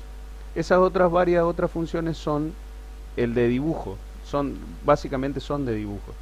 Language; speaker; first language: Spanish; native; Spanish